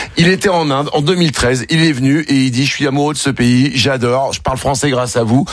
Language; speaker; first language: French; native; French